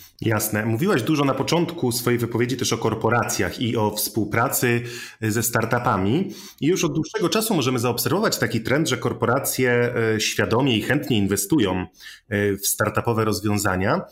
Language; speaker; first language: Polish; native; Polish